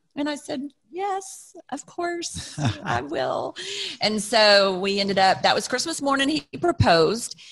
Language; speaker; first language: English; native; English